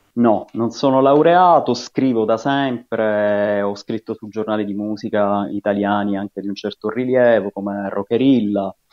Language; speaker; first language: Italian; native; Italian